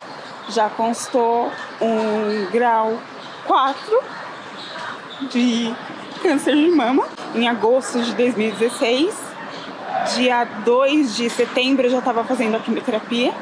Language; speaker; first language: Portuguese; native; Portuguese